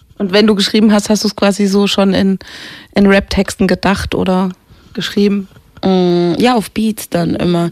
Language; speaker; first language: German; early bilingual, other home language; Swahili